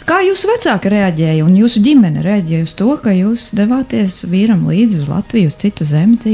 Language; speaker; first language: Latvian; native; Latvian